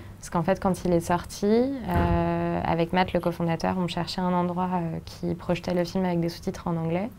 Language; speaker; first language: French; native; French